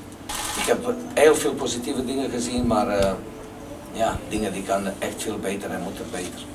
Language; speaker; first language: Dutch; non-native, fluent; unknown